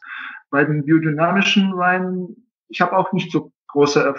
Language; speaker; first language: German; non-native, fluent; Russian